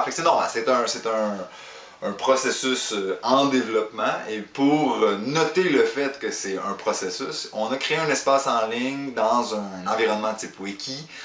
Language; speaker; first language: French; native; French